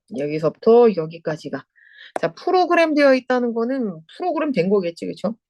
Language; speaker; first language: Korean; native; Korean